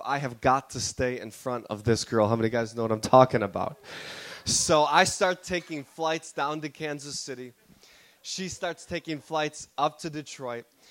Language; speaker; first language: English; native; English